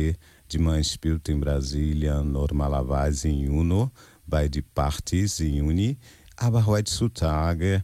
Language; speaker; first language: German; non-native, learner; Portuguese